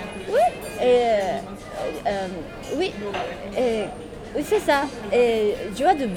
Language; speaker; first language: French; non-native, learner; Japanese